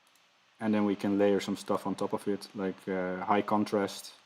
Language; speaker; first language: English; non-native, fluent; Dutch